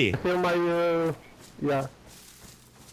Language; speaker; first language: English; non-native, learner; Romanian